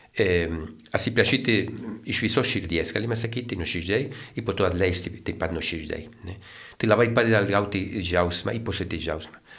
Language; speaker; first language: Lithuanian; non-native, fluent; Spanish